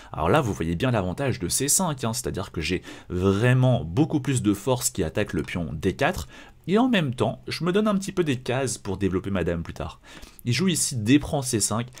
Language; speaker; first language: French; native; French